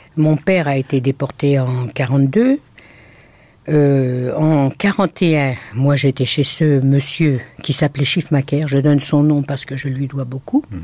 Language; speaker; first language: French; native; French